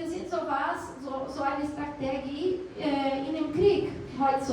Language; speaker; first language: German; non-native, fluent; Portuguese